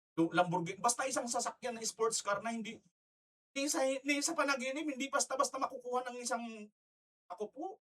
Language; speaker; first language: Filipino; non-native, local second language; Waray